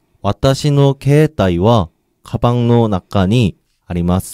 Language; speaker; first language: Japanese; non-native, learner; Korean